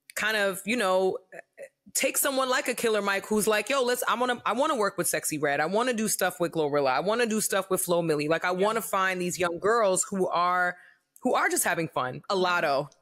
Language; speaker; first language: English; native; English